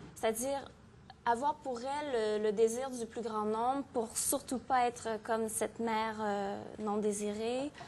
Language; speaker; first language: French; native; French